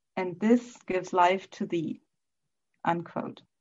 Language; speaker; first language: English; non-native, fluent; German